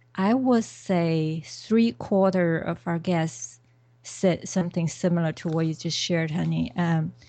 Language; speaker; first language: English; non-native, fluent; Chinese